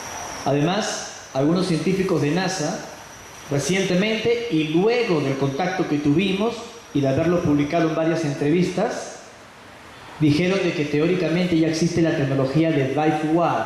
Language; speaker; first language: Spanish; native; Spanish